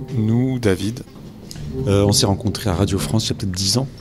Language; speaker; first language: French; native; French